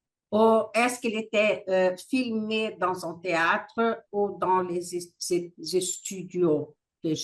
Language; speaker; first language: French; non-native, fluent; Portuguese